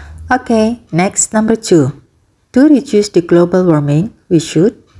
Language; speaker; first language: English; non-native, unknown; Indonesian